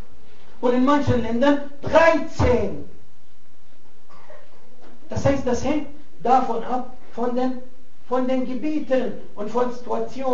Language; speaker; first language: German; non-native, fluent; Arabic